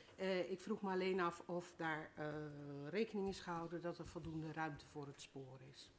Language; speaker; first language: Dutch; native; Dutch